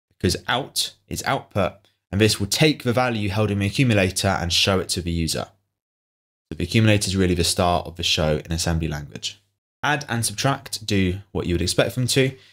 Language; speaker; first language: English; native; English